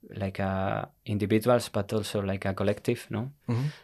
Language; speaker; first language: English; non-native, fluent; Spanish